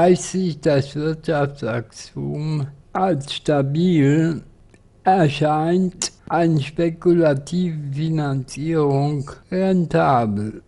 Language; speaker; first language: German; native; German